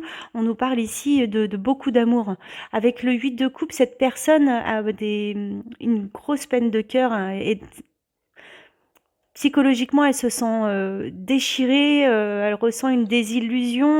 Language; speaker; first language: French; native; French